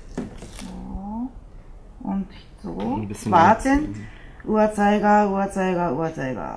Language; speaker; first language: German; non-native, learner; Japanese